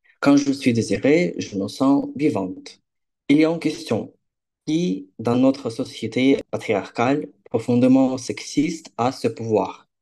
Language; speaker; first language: French; non-native, fluent; Ukrainian